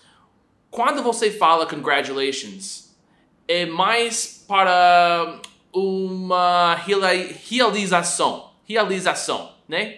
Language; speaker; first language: Portuguese; non-native, fluent; English